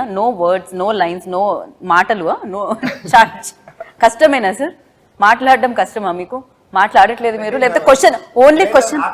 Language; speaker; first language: Telugu; native; Telugu